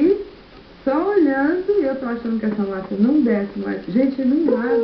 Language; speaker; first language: Portuguese; native; Portuguese